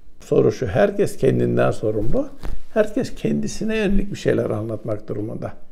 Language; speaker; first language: Turkish; native; Turkish